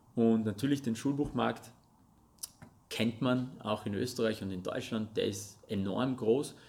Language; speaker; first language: German; non-native, fluent; Russian